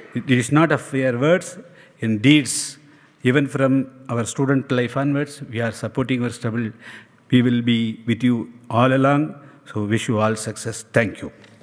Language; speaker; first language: English; non-native, local second language; Tamil